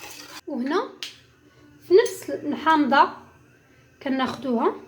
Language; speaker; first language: Arabic; native; Arabic